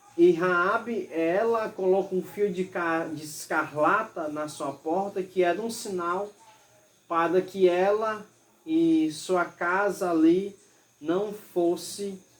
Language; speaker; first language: Portuguese; native; Portuguese